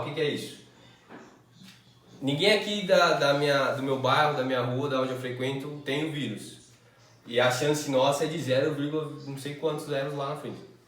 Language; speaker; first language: Portuguese; native; Portuguese